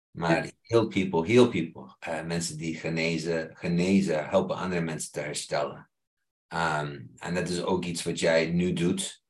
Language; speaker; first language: Dutch; non-native, fluent; English